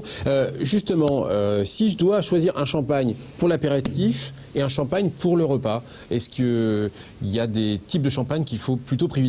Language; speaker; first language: French; native; French